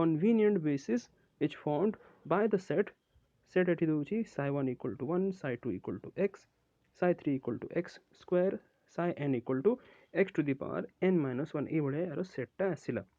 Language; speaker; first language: English; non-native, local second language; Odia